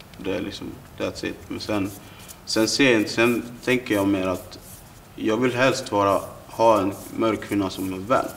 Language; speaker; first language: Swedish; native; Swedish